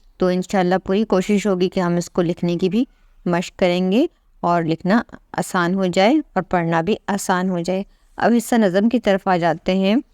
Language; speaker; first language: Urdu; native; Urdu